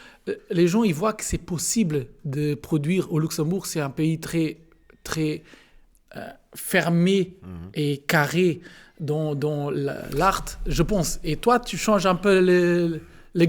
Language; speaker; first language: French; non-native, learner; Portuguese